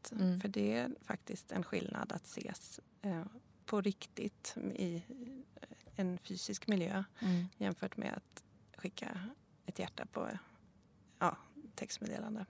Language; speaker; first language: Swedish; native; Swedish